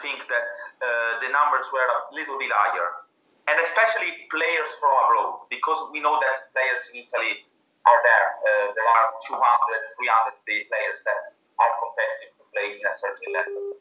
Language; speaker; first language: English; non-native, fluent; Italian